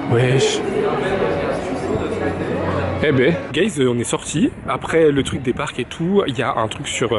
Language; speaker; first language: French; native; French